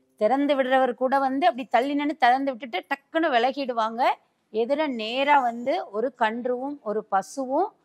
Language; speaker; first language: Tamil; native; Tamil